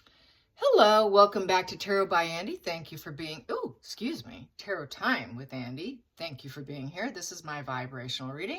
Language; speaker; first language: English; native; English